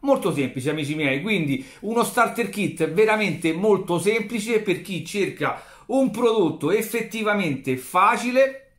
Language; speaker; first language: Italian; native; Italian